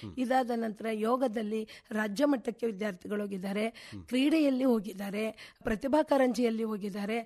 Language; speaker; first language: Kannada; native; Kannada